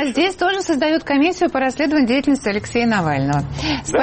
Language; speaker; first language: Russian; native; Russian